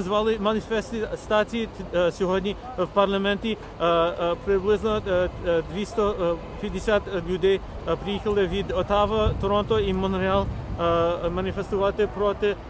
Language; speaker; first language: Ukrainian; early bilingual, heritage; Ukrainian